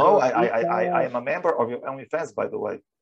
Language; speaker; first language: English; non-native, fluent; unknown